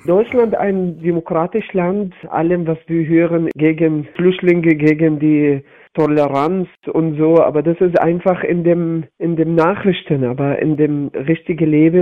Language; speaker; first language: German; non-native, learner; Arabic